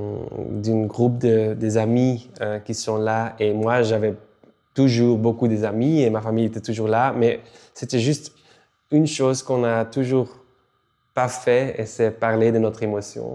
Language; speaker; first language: French; non-native, local second language; Dutch